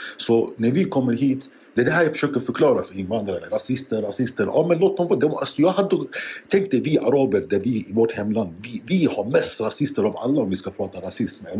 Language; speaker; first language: Swedish; non-native, fluent; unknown